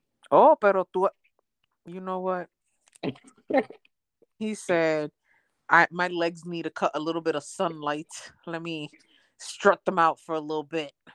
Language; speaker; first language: English; early bilingual, other home language; Spanish